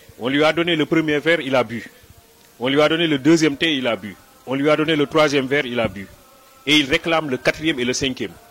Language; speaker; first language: French; non-native, local second language; Wolof